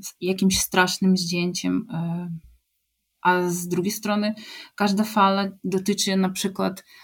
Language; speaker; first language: Polish; non-native, fluent; Ukrainian